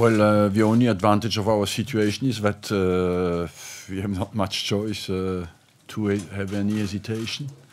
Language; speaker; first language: English; non-native, fluent; French